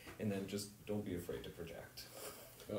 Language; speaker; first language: English; native; English